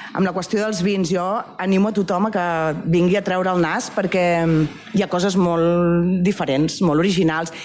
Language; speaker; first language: Catalan; native; Catalan